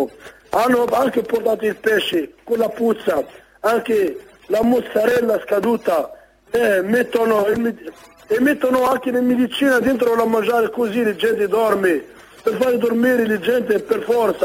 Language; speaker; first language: Italian; non-native, learner; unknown